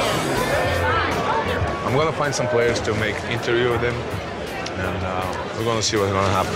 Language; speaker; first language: English; non-native, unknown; Russian